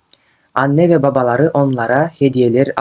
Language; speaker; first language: Turkish; non-native, fluent; Kyrgyz